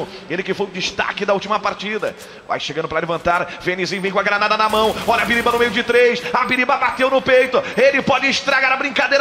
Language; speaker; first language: Portuguese; native; Portuguese